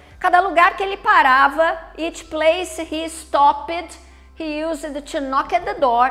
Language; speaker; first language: English; non-native, fluent; Portuguese